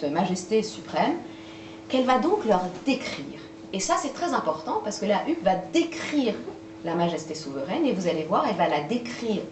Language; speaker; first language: French; native; French